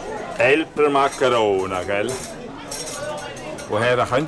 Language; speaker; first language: German; native; German